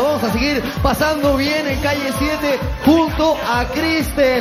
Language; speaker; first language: Spanish; native; Spanish